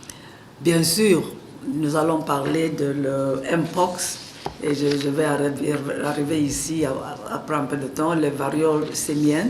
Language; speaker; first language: French; non-native, fluent; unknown